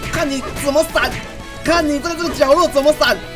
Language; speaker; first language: Chinese; native; Chinese